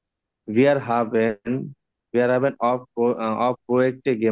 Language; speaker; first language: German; non-native, learner; Bangla